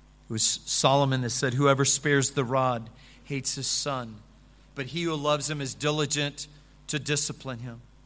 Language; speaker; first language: English; native; English